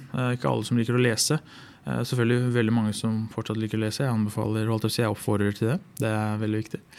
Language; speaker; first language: Norwegian; native; Norwegian